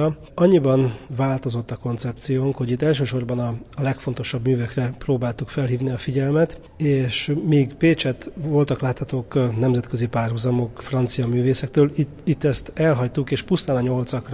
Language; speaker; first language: Hungarian; native; Hungarian